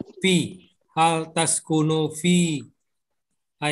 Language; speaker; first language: Arabic; non-native, learner; Indonesian